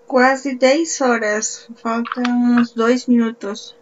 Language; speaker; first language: Portuguese; non-native, fluent; Spanish